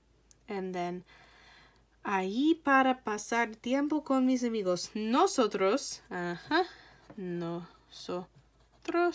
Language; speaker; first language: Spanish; non-native, fluent; English